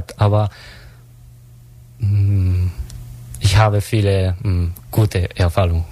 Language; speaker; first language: German; non-native, learner; Japanese